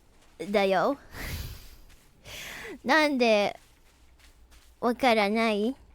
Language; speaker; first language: Japanese; non-native, learner; English